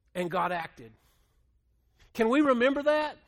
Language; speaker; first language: English; native; English